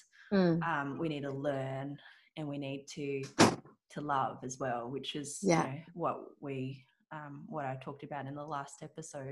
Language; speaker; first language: English; non-native, local second language; Cantonese